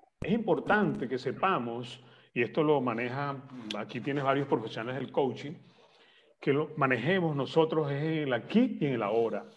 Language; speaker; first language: Spanish; native; Spanish